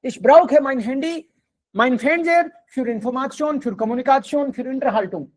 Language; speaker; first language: German; non-native, learner; Hindi